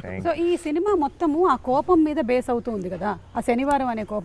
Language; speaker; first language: Telugu; native; Telugu